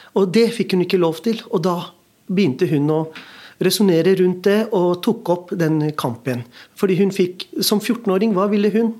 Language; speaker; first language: Norwegian; early bilingual, other home language; Urdu